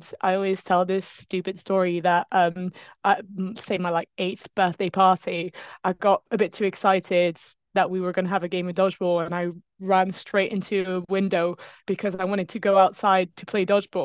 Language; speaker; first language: English; non-native, fluent; French